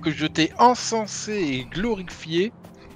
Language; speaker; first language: French; native; French